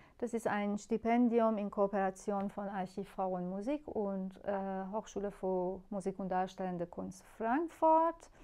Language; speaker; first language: German; non-native, fluent; Persian